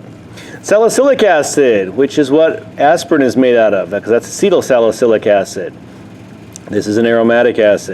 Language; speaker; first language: English; native; English